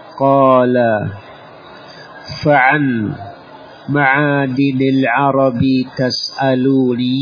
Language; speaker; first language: Arabic; non-native, fluent; Indonesian